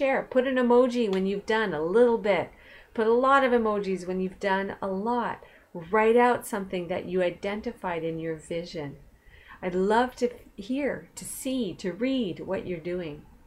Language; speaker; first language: English; native; English